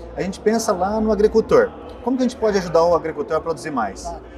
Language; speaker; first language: Portuguese; native; Portuguese